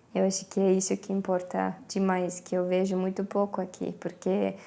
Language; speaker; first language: Portuguese; non-native, fluent; Estonian